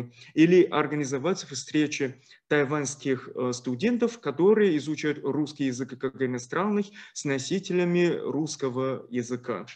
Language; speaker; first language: Russian; non-native, fluent; Chinese